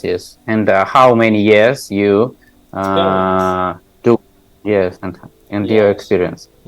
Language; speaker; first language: English; non-native, learner; Tajik